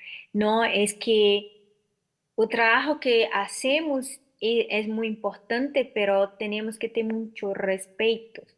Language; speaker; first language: Spanish; non-native, learner; Portuguese